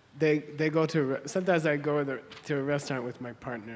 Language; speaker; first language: English; native; English